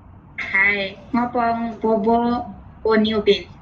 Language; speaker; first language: Cantonese; non-native, learner; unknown